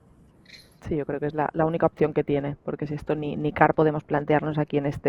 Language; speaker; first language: Spanish; native; Spanish